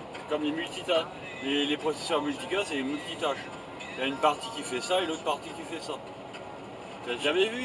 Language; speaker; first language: French; native; French